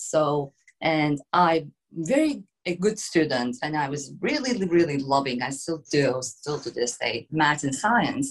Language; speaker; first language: English; non-native, fluent; Turkish